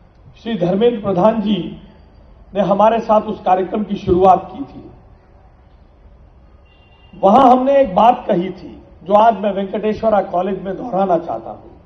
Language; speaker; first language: Hindi; native; Hindi